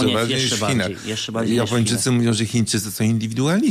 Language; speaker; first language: Polish; native; Polish